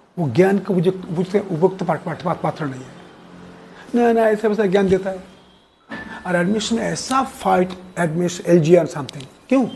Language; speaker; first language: Hindi; non-native, local second language; Bangla